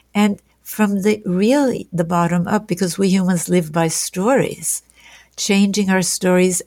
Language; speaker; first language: English; non-native, fluent; German